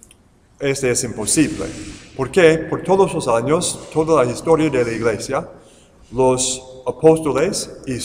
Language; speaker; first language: Spanish; non-native, fluent; English